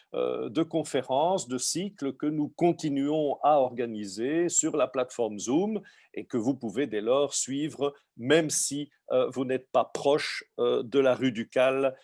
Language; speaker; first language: French; native; French